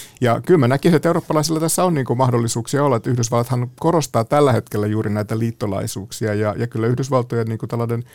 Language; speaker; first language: Finnish; native; Finnish